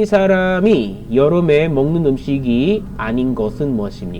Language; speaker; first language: Korean; non-native, learner; Filipino